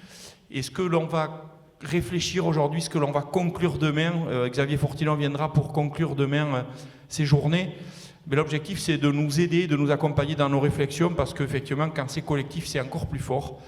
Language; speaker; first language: French; native; French